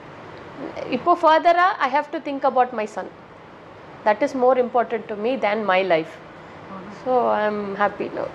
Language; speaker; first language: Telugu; non-native, local second language; Tamil